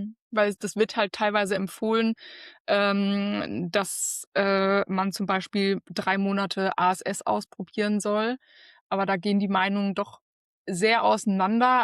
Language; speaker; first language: German; native; German